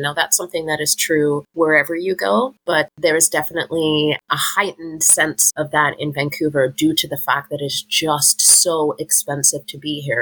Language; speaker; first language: English; native; English